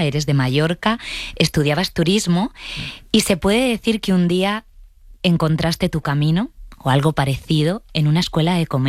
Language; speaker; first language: Spanish; native; Spanish